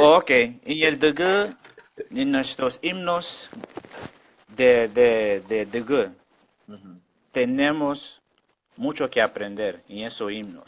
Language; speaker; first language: Spanish; non-native, local second language; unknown